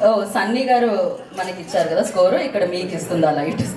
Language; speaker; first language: Telugu; native; Telugu